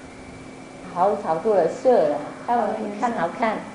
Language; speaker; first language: Chinese; non-native, fluent; Vietnamese